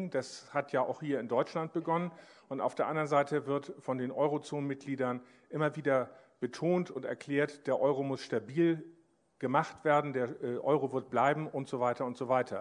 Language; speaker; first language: German; native; German